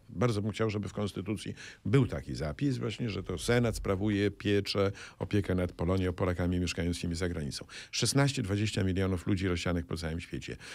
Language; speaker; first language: Polish; native; Polish